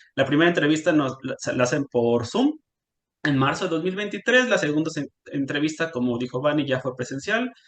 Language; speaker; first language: Spanish; native; Spanish